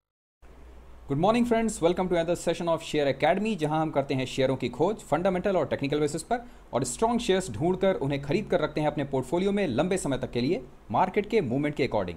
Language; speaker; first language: Hindi; native; Hindi